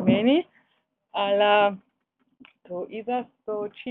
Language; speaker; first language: Greek; non-native, learner; German